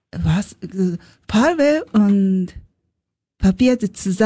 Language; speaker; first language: German; non-native, learner; Japanese